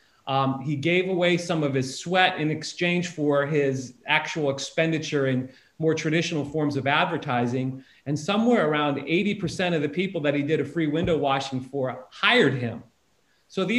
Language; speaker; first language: English; native; English